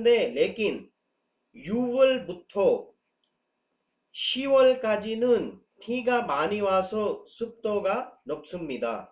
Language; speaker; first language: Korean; non-native, learner; Urdu